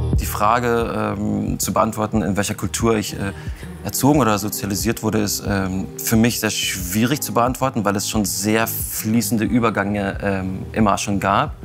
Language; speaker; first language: German; early bilingual, other home language; Russian